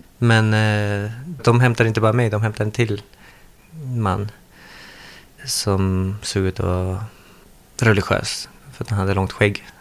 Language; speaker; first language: Swedish; early bilingual, other home language; Spanish